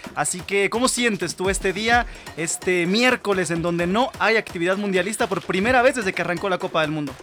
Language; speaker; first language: Spanish; native; Spanish